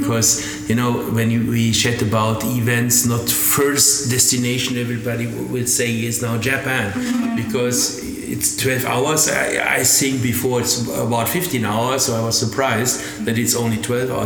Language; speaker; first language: English; non-native, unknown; German